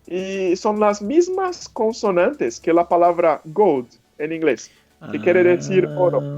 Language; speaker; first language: Spanish; non-native, fluent; Portuguese